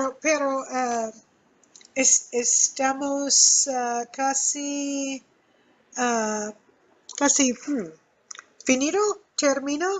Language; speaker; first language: Spanish; non-native, learner; English